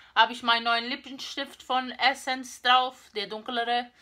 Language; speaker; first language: German; non-native, learner; Portuguese